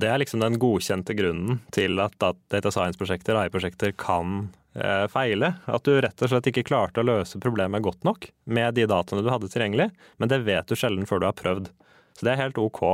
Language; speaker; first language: Norwegian; native; Norwegian